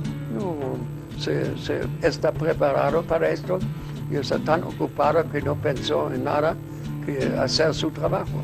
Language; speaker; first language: Spanish; non-native, fluent; German